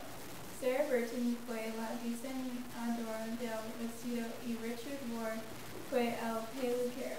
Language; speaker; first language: Spanish; non-native, learner; English